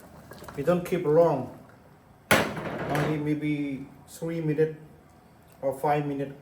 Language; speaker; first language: English; non-native, learner; Khmer